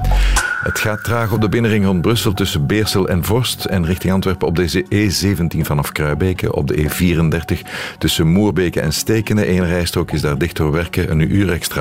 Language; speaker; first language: Dutch; native; Dutch